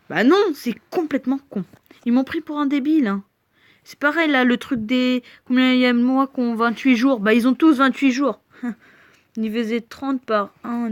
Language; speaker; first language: French; native; French